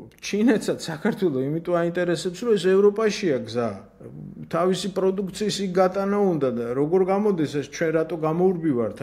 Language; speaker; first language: Georgian; native; Georgian